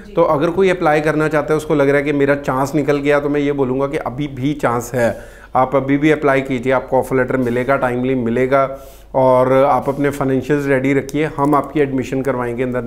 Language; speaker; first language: Hindi; non-native, local second language; Punjabi